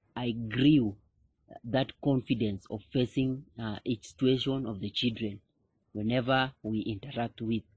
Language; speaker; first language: English; non-native, local second language; Kikuyu